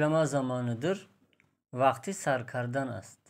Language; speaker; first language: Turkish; non-native, fluent; Persian